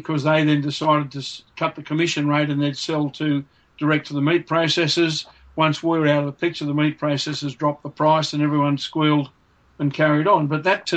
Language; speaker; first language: English; native; English